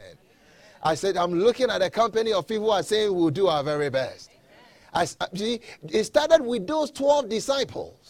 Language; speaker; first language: English; non-native, local second language; Akan